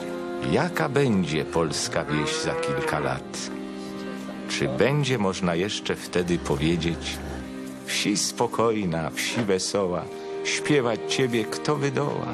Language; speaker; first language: Polish; native; Polish